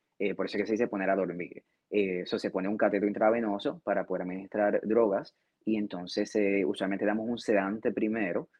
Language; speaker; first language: Spanish; native; Spanish